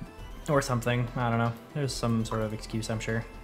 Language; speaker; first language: English; native; English